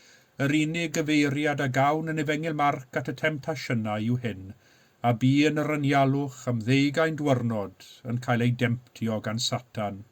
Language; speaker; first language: Welsh; native; Welsh